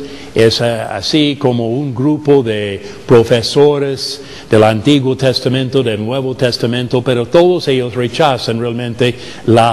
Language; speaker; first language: Spanish; non-native, fluent; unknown